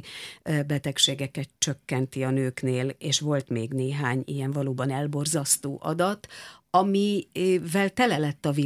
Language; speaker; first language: Hungarian; native; Hungarian